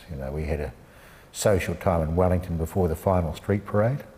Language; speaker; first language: English; native; English